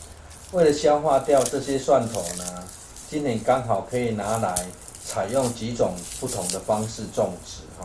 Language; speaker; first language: Chinese; native; Chinese